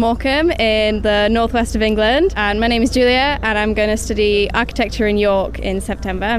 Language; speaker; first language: English; native; English